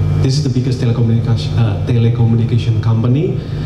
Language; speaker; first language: English; non-native, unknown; Indonesian